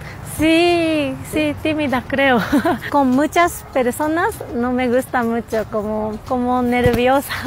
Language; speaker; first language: Spanish; non-native, learner; Japanese